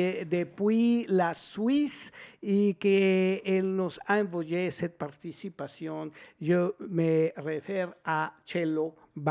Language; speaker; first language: French; non-native, fluent; Spanish